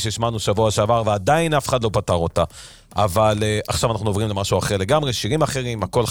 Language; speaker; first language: Hebrew; native; Hebrew